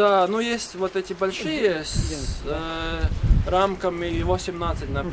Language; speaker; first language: Russian; non-native, learner; Latvian